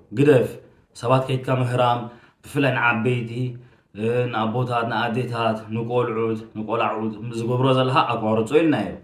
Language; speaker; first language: Tigrinya; early bilingual, heritage; Tigrinya